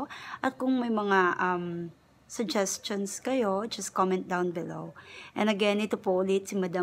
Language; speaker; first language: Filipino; native; Filipino